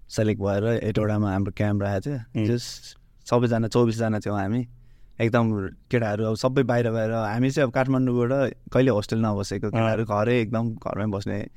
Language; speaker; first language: Nepali; native; Nepali